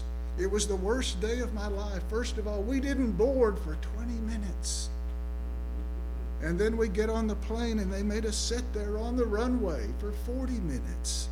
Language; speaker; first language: English; native; English